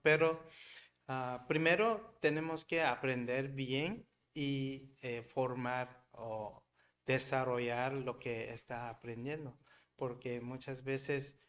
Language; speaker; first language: Spanish; non-native, learner; Korean